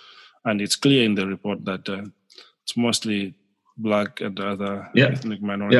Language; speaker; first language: English; non-native, local second language; Nyanja